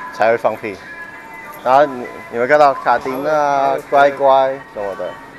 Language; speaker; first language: Chinese; native; Chinese